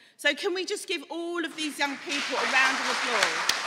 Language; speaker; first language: English; native; English